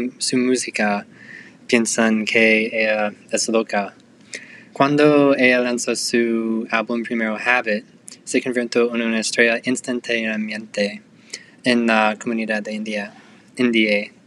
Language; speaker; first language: Spanish; non-native, learner; English